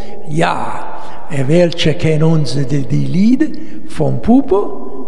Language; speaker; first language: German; non-native, learner; Italian